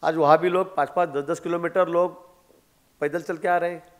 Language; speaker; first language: Hindi; non-native, local second language; Marathi